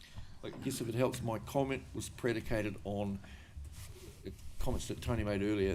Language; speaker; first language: English; native; English